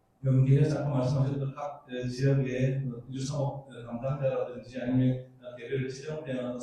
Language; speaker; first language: Korean; native; Korean